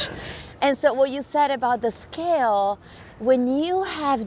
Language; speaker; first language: English; non-native, fluent; Italian